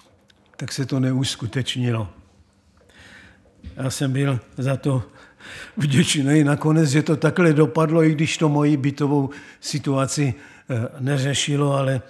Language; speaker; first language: Czech; native; Czech